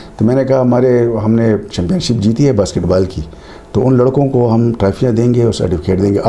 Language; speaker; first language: Urdu; non-native, local second language; Northern Hindko